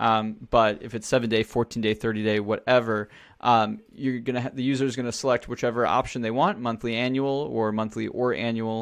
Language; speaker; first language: English; native; English